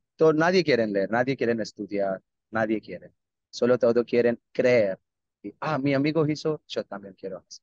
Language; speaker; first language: Spanish; non-native, learner; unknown